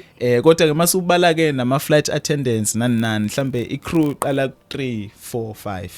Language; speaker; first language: Zulu; native; Zulu